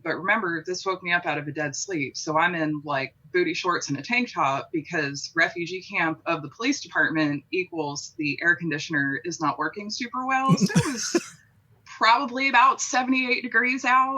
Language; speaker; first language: English; native; English